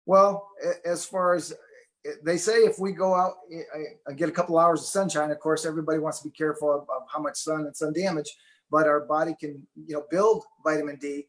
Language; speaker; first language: English; native; English